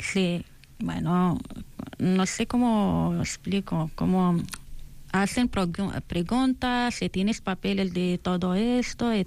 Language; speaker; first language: Spanish; non-native, learner; Arabic